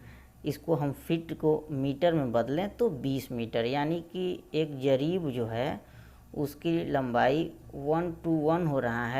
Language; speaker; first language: Hindi; native; Hindi